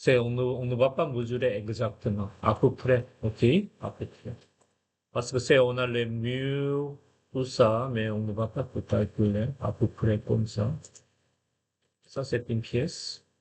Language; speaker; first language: French; non-native, fluent; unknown